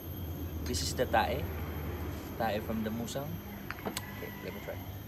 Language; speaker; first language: English; non-native, local second language; Filipino